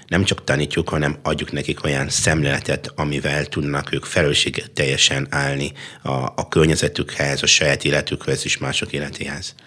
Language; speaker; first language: Hungarian; non-native, fluent; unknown